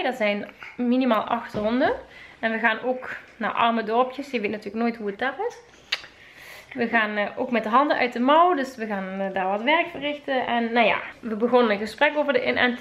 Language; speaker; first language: Dutch; native; Dutch